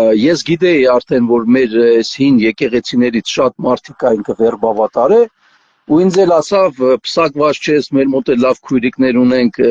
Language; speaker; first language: Armenian; native; Armenian